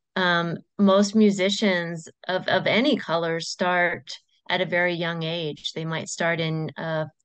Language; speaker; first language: English; native; English